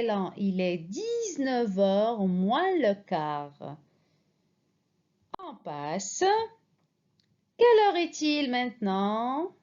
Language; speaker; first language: French; non-native, fluent; Arabic